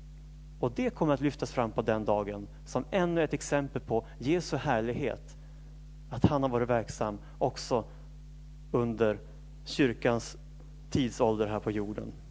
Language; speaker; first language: Swedish; native; Swedish